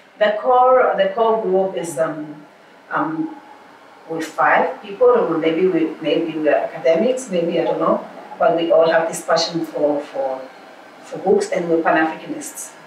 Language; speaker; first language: English; non-native, fluent; Portuguese